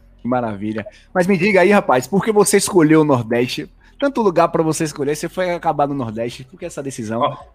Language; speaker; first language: Portuguese; native; Portuguese